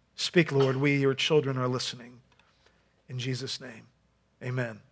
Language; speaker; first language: English; non-native, fluent; Dutch